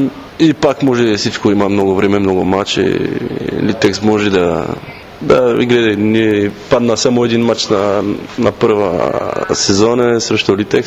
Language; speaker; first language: Bulgarian; non-native, learner; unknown